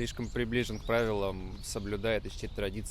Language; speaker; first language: Russian; native; Russian